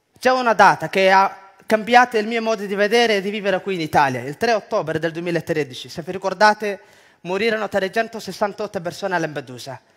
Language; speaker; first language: Italian; non-native, fluent; Somali